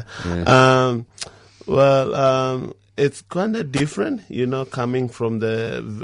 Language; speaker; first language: English; non-native, fluent; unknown